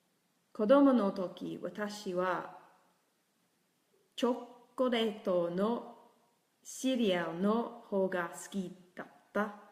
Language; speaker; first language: Japanese; non-native, learner; English